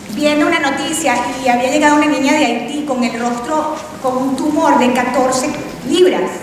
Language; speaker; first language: Spanish; native; Spanish